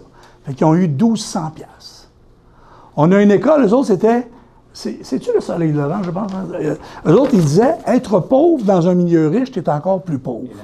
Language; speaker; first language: French; native; French